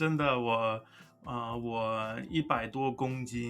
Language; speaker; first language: Chinese; non-native, fluent; English